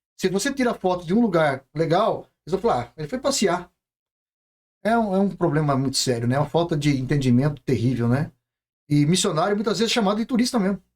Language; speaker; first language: Portuguese; native; Portuguese